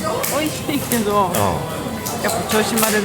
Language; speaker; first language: Japanese; non-native, fluent; Estonian